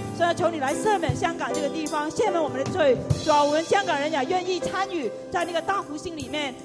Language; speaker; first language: Chinese; non-native, local second language; Cantonese